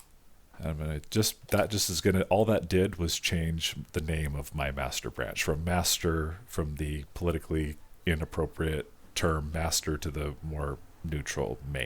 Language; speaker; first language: English; native; English